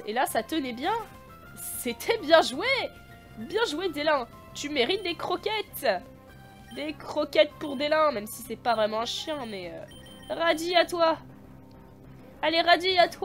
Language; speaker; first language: French; native; French